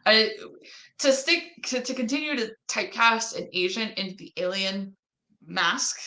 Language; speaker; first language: English; native; English